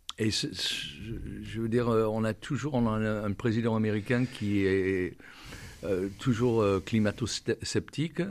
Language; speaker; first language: French; non-native, fluent; English